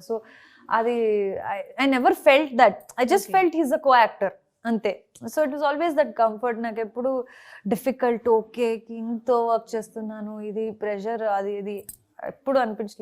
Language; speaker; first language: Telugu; non-native, fluent; Kannada